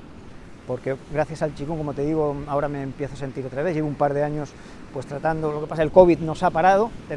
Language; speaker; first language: Spanish; native; Spanish